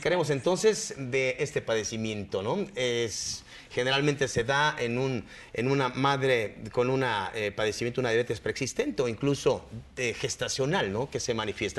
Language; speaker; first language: Spanish; native; Spanish